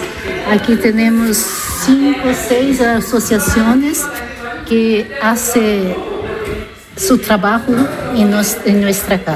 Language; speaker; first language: Spanish; non-native, learner; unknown